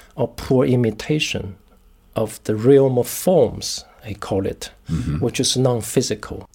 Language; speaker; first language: English; non-native, fluent; Chinese